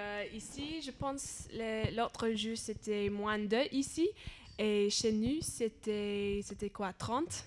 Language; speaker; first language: French; non-native, learner; English